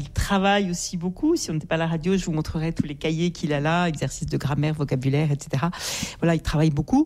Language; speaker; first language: French; native; French